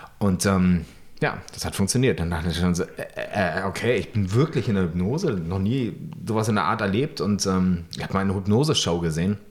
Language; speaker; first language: German; native; German